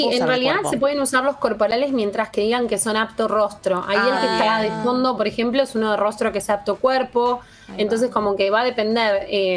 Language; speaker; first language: Spanish; native; Spanish